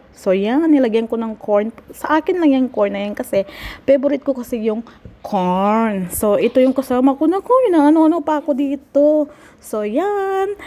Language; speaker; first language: Filipino; non-native, local second language; Maguindanaon